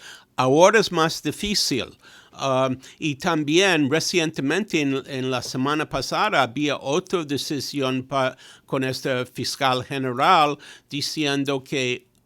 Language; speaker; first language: Spanish; non-native, fluent; English